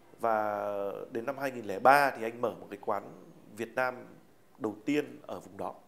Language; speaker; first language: Vietnamese; native; Vietnamese